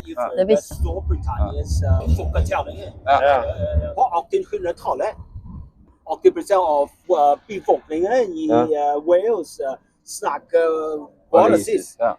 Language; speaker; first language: Norwegian; non-native, learner; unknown